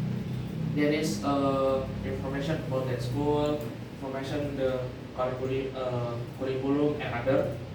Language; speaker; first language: English; non-native, learner; Indonesian